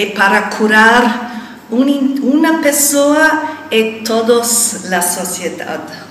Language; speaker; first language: Portuguese; non-native, learner; Italian